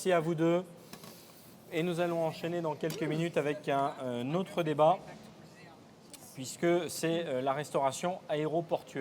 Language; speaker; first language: French; native; French